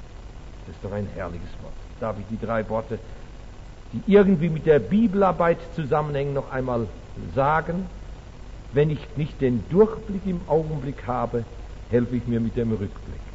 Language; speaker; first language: German; native; German